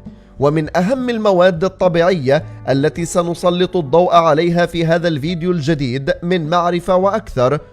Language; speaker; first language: Arabic; native; Arabic